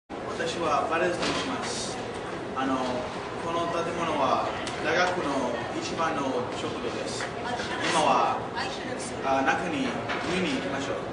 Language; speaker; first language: Japanese; non-native, learner; English